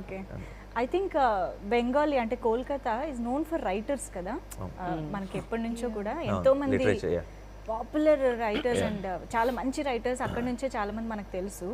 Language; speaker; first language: Telugu; native; Telugu